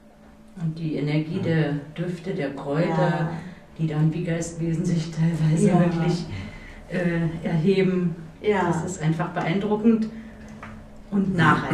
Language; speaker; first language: German; native; German